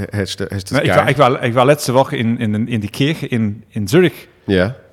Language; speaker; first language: German; non-native, fluent; English